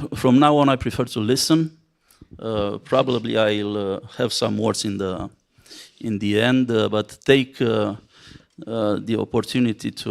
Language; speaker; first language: English; non-native, fluent; Romanian